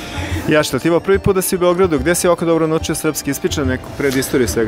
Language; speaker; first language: Serbian; native; Serbian